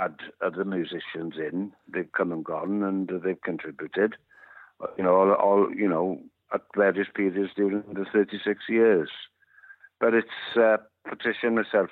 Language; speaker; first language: English; non-native, local second language; Welsh